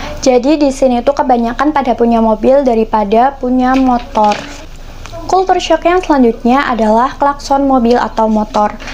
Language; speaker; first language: Indonesian; native; Indonesian